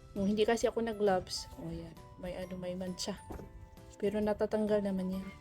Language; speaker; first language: Filipino; non-native, local second language; Cebuano